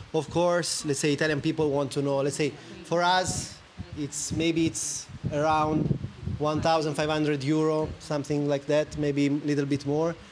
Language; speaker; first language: English; non-native, fluent; Italian